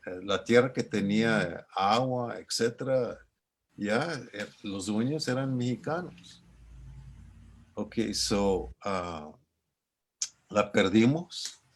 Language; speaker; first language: Spanish; early bilingual, other home language; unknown